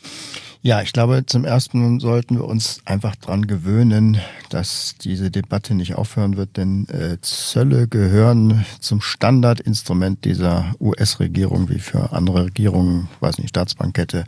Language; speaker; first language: German; native; German